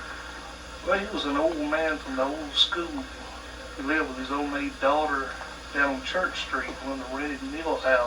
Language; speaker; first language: English; native; English